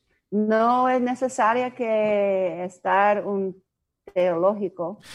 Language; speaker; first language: Spanish; non-native, learner; English